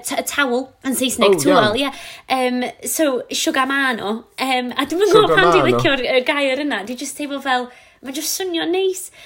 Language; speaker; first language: Welsh; non-native, local second language; English